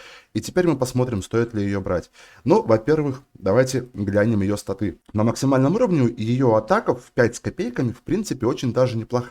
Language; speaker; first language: Russian; native; Russian